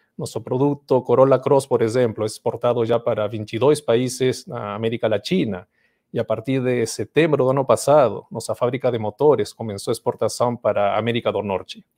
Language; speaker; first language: Spanish; native; Spanish